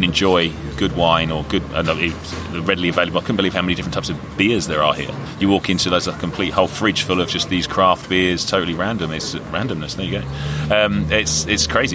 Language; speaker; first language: English; native; English